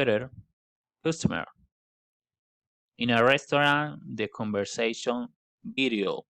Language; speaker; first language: English; non-native, learner; Spanish